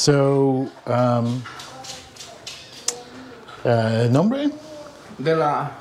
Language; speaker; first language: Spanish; non-native, learner; English